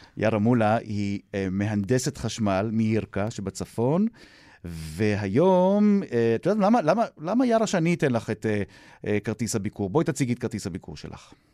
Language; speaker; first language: Hebrew; native; Hebrew